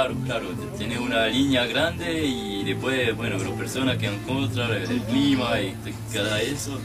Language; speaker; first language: Spanish; non-native, learner; French